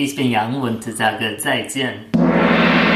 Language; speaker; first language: German; non-native, fluent; Chinese